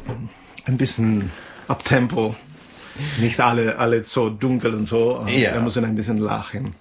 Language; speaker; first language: German; non-native, fluent; Spanish